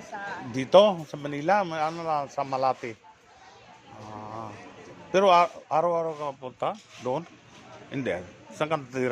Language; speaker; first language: Filipino; non-native, learner; Punjabi